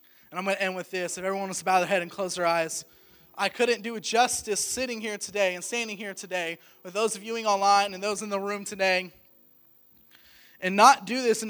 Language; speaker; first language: English; native; English